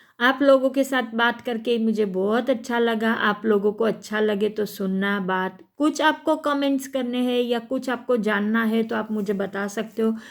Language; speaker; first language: Hindi; non-native, local second language; Gujarati